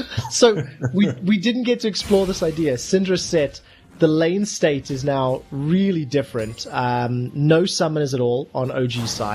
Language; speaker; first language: English; native; English